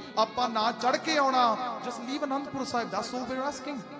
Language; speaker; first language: English; early bilingual, other home language; Punjabi